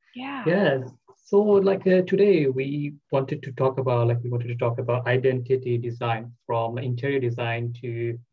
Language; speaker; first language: English; non-native, local second language; Bangla